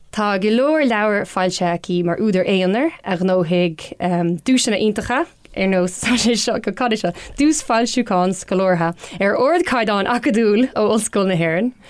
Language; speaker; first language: Irish; non-native, local second language; English